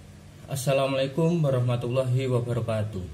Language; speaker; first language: Indonesian; native; Indonesian